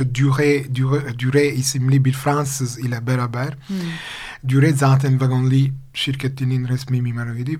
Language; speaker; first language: Turkish; non-native, fluent; Italian